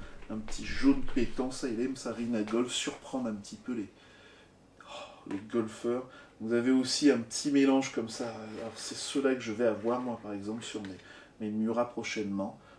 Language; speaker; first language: French; native; French